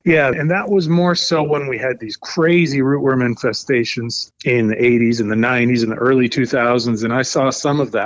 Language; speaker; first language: English; native; English